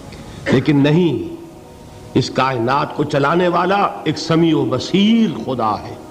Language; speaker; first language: Urdu; native; Urdu